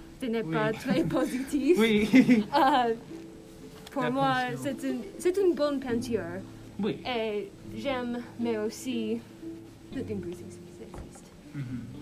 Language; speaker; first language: French; non-native, learner; English